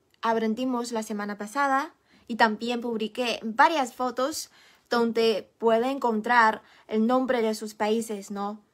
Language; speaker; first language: Spanish; non-native, fluent; Chinese